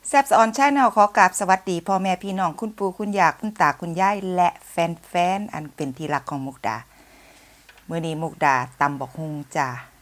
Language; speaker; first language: Thai; native; Thai